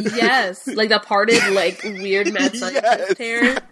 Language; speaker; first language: English; non-native, fluent; Spanish